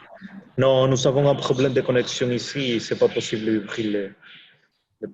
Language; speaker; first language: French; non-native, fluent; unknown